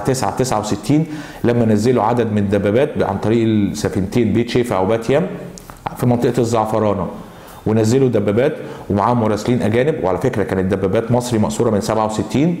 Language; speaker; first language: Arabic; native; Arabic